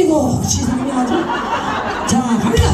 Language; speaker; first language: Korean; native; Korean